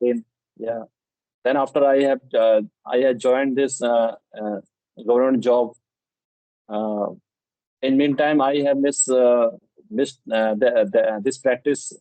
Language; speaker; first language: English; non-native, local second language; Hindi